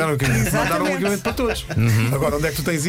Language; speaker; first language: Portuguese; native; Portuguese